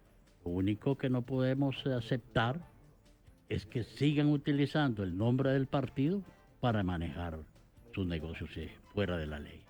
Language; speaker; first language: Spanish; native; Spanish